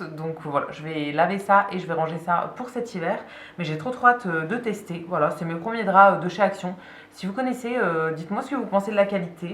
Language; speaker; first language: French; native; French